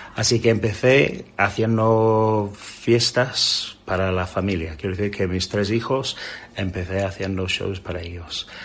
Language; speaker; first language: Spanish; non-native, fluent; English